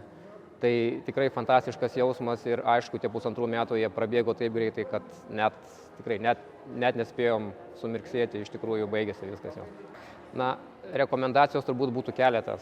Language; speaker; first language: Lithuanian; native; Lithuanian